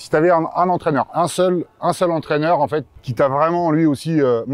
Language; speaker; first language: French; native; French